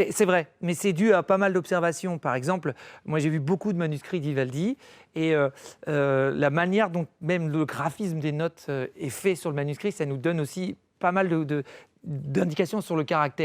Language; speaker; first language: French; native; French